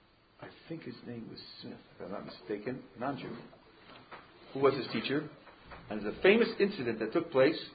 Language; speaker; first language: English; native; English